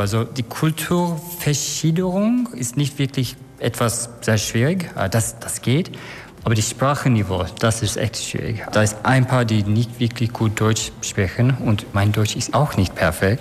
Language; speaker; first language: German; non-native, learner; Turkish